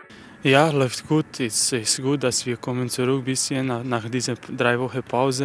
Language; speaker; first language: German; non-native, learner; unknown